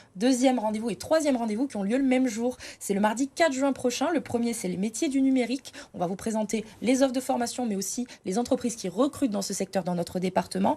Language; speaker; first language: French; native; French